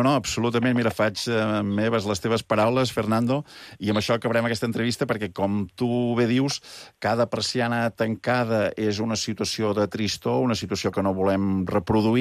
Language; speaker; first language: Catalan; native; Catalan